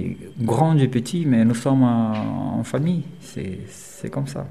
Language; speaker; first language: French; non-native, learner; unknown